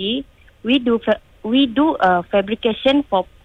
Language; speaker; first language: English; non-native, local second language; Malay